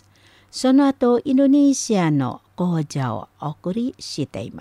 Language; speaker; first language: Japanese; non-native, fluent; Indonesian